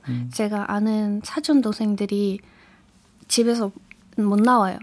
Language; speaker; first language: Korean; non-native, learner; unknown